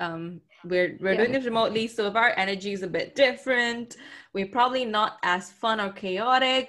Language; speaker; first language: English; non-native, local second language; Tamil